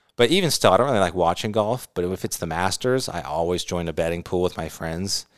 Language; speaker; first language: English; native; English